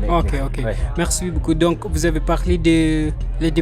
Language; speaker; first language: French; non-native, learner; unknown